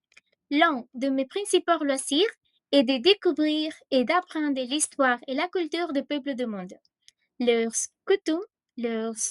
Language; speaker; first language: French; non-native, fluent; Spanish